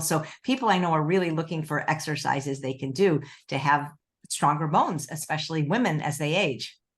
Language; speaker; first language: English; native; English